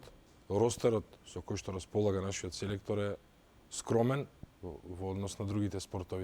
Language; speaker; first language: Macedonian; native; Macedonian